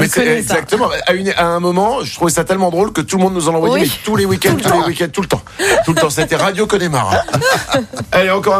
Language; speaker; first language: French; native; French